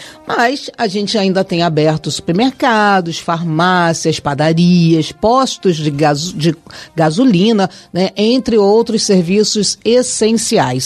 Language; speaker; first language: Portuguese; native; Portuguese